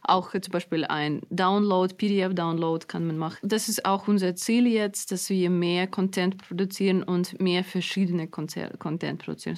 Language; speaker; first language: German; non-native, fluent; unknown